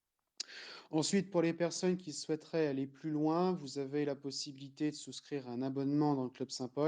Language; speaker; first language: French; native; French